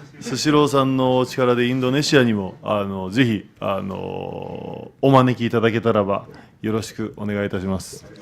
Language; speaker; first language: Japanese; native; Japanese